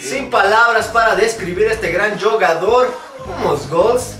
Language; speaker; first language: Portuguese; non-native, learner; Spanish